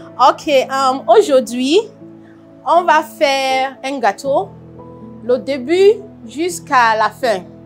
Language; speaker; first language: French; non-native, learner; English